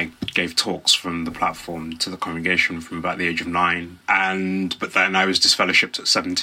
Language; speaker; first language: English; native; English